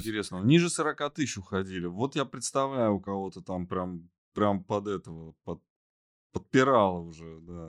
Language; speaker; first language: Russian; native; Russian